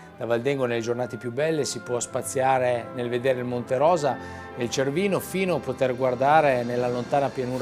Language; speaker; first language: Italian; native; Italian